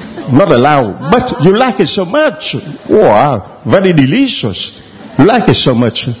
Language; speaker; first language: English; non-native, learner; Vietnamese